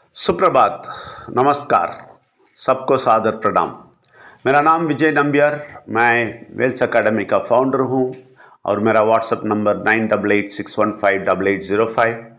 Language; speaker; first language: Hindi; non-native, local second language; Malayalam